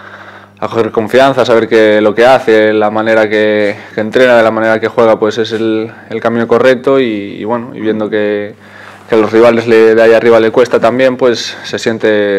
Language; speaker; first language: Spanish; native; Spanish